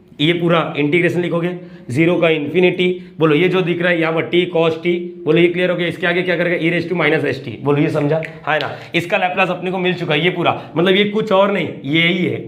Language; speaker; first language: Hindi; non-native, local second language; Marathi